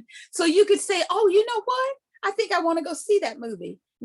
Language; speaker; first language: English; native; English